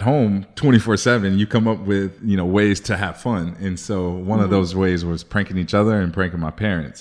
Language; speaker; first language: English; native; English